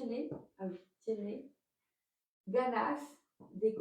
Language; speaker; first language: Spanish; non-native, learner; French